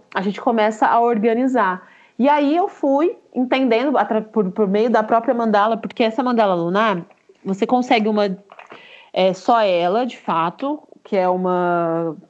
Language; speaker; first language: Portuguese; native; Portuguese